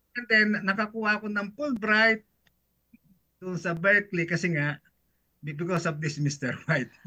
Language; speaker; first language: Filipino; non-native, local second language; Pampanga